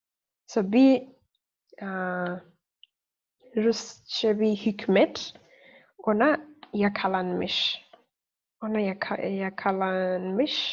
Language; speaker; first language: Turkish; non-native, fluent; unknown